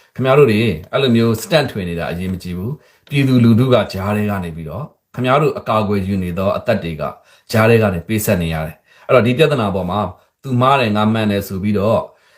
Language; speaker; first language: Burmese; native; Burmese